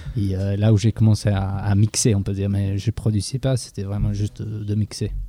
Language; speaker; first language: French; non-native, fluent; English